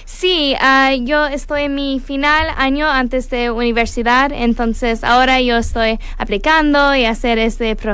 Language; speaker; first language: Spanish; non-native, learner; English